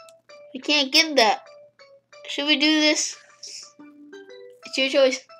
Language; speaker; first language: English; native; English